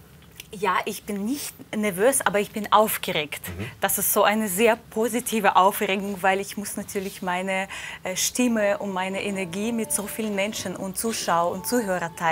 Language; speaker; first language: German; non-native, fluent; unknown